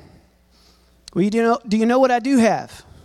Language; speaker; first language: English; native; English